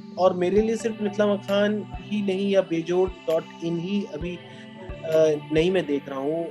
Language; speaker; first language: Hindi; non-native, local second language; Bhojpuri